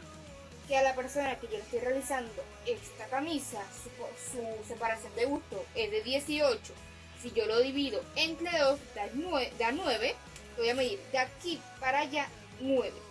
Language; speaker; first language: Spanish; native; Spanish